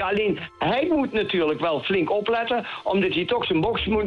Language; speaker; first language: Dutch; native; Dutch